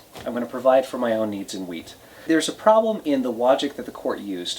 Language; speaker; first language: English; native; English